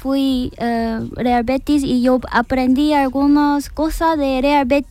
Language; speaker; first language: Spanish; non-native, learner; Korean